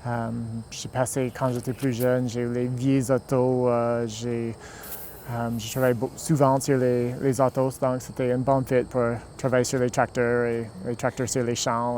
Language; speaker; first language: French; non-native, local second language; English